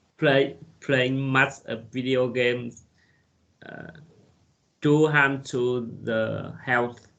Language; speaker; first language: English; non-native, learner; Vietnamese